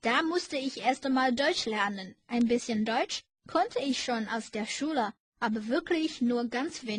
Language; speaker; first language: German; non-native, learner; Chinese